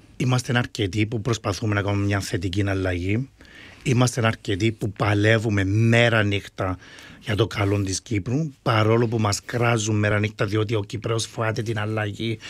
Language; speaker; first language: Greek; early bilingual, heritage; Greek